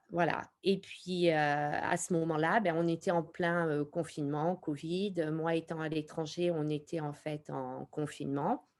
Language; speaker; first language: French; native; French